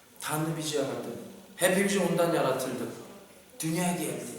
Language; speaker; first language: Turkish; non-native, fluent; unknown